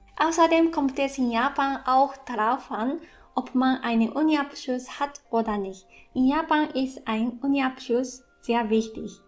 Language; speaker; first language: German; non-native, fluent; Japanese